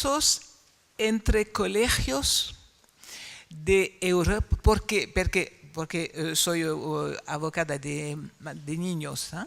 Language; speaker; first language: Spanish; non-native, fluent; French